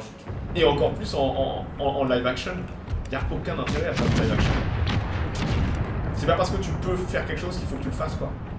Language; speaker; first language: French; native; French